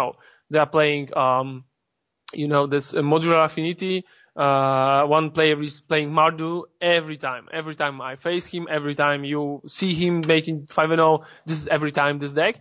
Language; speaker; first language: English; non-native, fluent; Polish